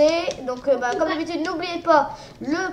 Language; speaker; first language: French; native; French